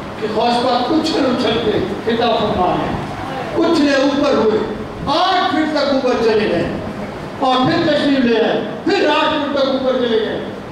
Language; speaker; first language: Urdu; non-native, local second language; Punjabi